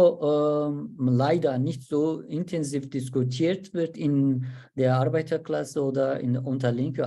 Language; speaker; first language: German; non-native, learner; Turkish